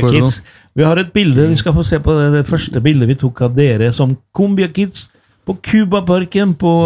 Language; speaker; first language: Norwegian; non-native, fluent; Spanish